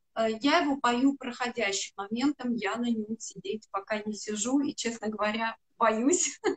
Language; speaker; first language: Russian; native; Russian